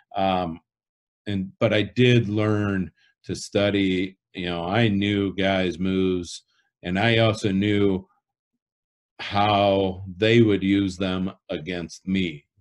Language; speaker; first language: English; native; English